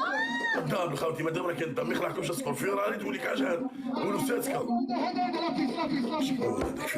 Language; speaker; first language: Arabic; native; Arabic